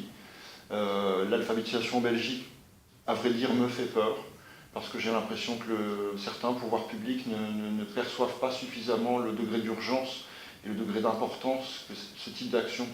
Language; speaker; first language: French; native; French